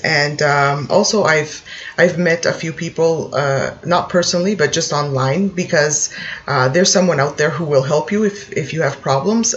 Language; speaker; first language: English; native; English